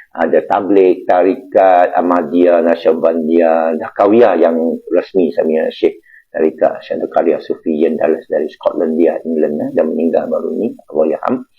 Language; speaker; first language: Malay; non-native, local second language; Chinese